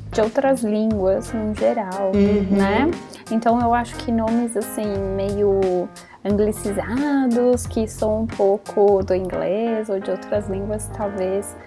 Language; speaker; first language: Portuguese; native; Portuguese